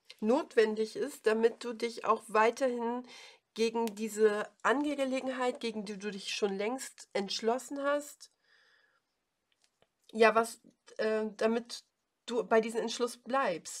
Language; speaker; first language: German; native; German